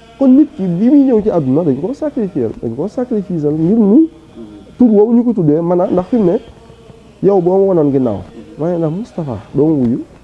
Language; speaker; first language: Wolof; native; Wolof